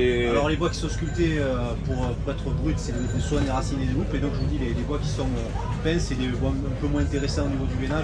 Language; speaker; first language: French; native; French